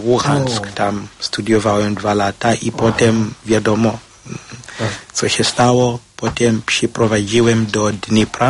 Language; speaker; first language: Polish; non-native, learner; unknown